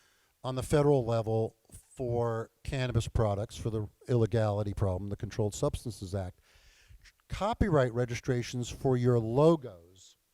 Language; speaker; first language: English; native; English